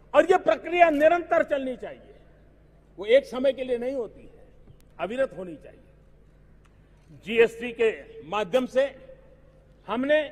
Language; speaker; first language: Hindi; non-native, local second language; Gujarati